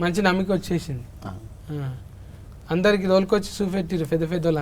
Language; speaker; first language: Telugu; native; Telugu